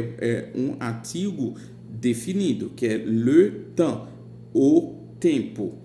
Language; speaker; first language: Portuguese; non-native, fluent; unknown